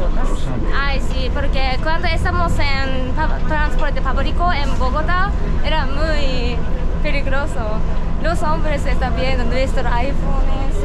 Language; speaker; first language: Spanish; non-native, learner; Japanese